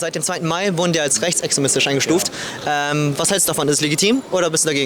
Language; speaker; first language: German; native; German